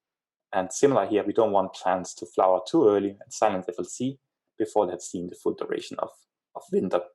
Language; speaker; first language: English; non-native, fluent; Danish